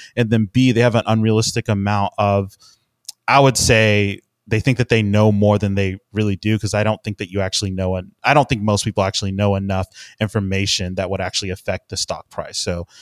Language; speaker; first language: English; native; English